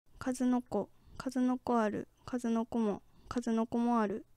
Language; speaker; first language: Japanese; native; Japanese